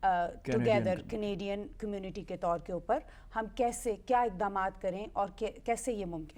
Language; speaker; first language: Urdu; native; Urdu